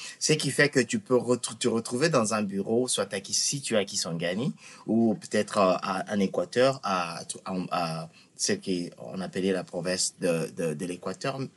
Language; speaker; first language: French; non-native, local second language; Lingala